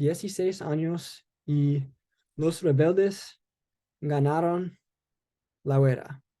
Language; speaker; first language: Spanish; non-native, learner; English